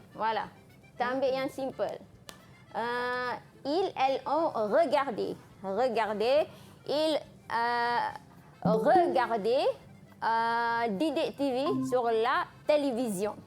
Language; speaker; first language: French; non-native, fluent; Malay